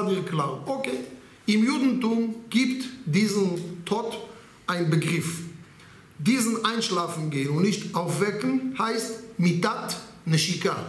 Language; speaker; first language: German; non-native, learner; Hebrew